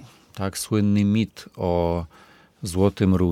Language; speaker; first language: Polish; non-native, fluent; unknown